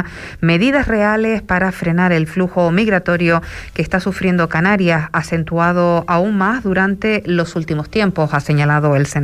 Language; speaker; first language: Spanish; native; Spanish